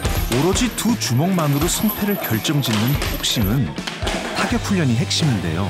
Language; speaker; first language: Korean; native; Korean